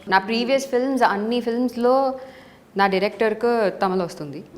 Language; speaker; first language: Telugu; non-native, learner; Tamil